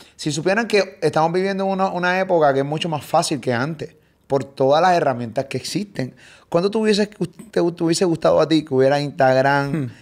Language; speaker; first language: Spanish; native; Spanish